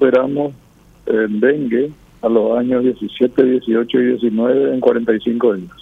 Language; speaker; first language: Spanish; native; Spanish